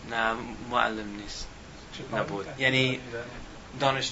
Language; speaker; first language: Persian; non-native, learner; English